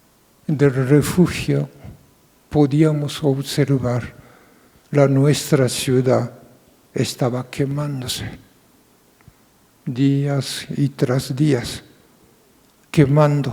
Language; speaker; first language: Spanish; non-native, fluent; Japanese